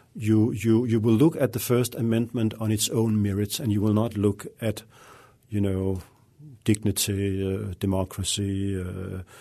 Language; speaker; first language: English; non-native, fluent; Danish